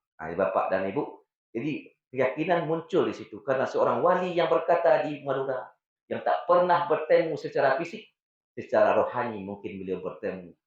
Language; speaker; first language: Malay; non-native, local second language; Minangkabau